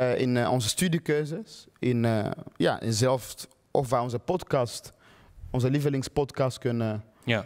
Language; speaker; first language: Dutch; early bilingual, other home language; Swahili